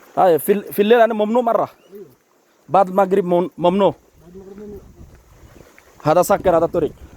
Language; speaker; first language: Arabic; non-native, learner; Bangla